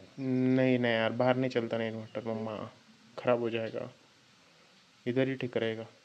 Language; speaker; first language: Hindi; non-native, local second language; Marathi